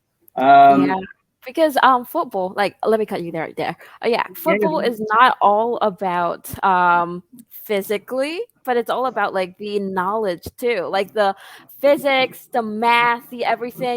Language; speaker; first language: English; non-native, fluent; Khmer